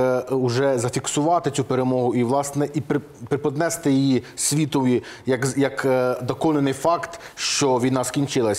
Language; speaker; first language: Ukrainian; native; Ukrainian